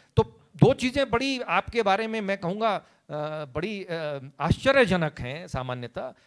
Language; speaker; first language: Hindi; native; Hindi